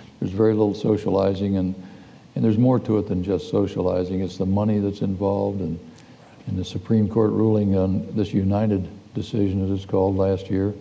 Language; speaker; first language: English; native; English